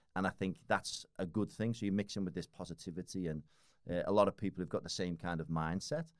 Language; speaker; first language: English; native; English